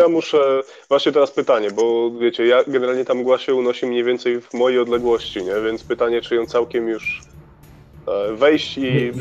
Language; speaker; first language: Polish; native; Polish